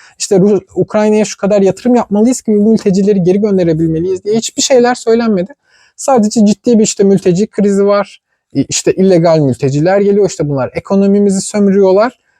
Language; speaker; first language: Turkish; native; Turkish